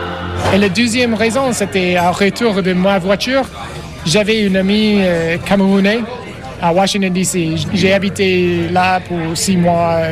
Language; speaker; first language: French; non-native, learner; English